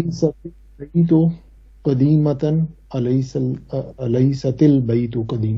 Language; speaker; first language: Arabic; non-native, learner; Urdu